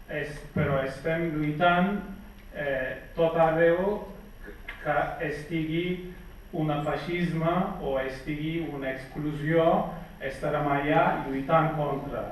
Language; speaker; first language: Catalan; non-native, fluent; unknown